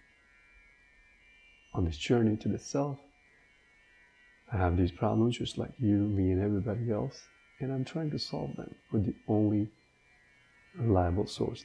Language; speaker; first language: English; non-native, local second language; Hindi